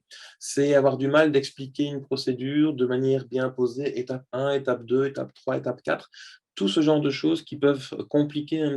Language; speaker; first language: French; native; French